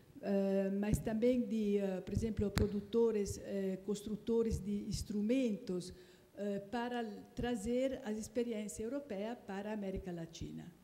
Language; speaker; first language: Portuguese; non-native, fluent; Italian